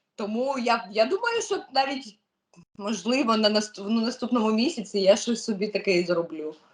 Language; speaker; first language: Ukrainian; non-native, local second language; Russian